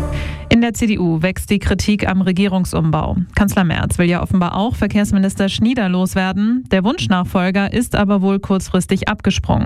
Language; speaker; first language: German; native; German